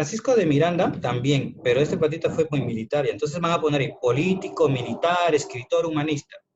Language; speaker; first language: Spanish; native; Spanish